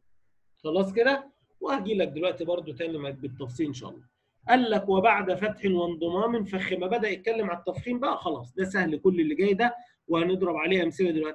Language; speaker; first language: Arabic; native; Arabic